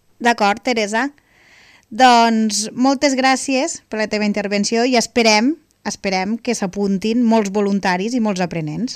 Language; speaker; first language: Catalan; native; Catalan